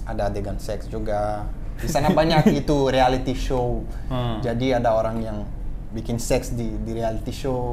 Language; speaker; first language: Indonesian; non-native, fluent; Portuguese